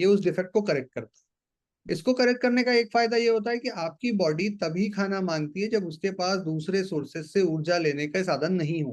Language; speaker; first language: Hindi; native; Hindi